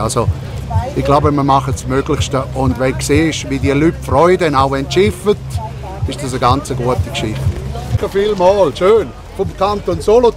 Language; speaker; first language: German; native; German